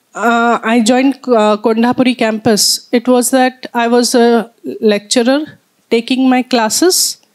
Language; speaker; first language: English; non-native, local second language; Marathi